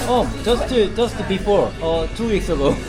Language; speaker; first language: English; non-native, learner; Korean